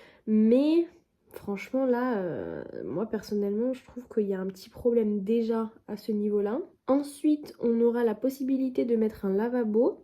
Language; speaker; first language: French; native; French